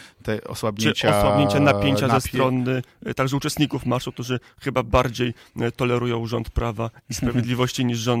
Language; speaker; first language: Polish; native; Polish